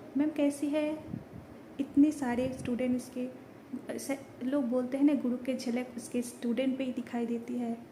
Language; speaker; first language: Hindi; non-native, local second language; Bangla